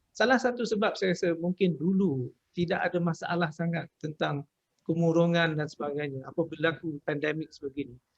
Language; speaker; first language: Malay; native; Malay